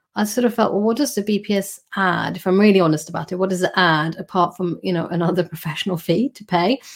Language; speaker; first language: English; non-native, fluent; Swedish